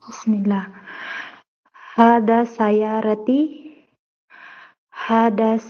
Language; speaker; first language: Arabic; non-native, learner; Filipino